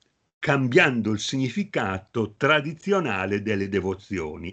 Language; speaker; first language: Italian; native; Italian